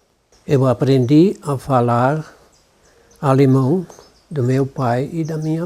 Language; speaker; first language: Portuguese; non-native, local second language; German